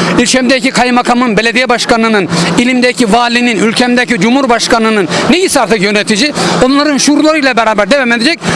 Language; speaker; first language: Turkish; native; Turkish